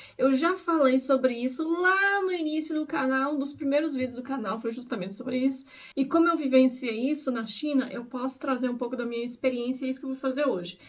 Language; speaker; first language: Portuguese; early bilingual, heritage; Portuguese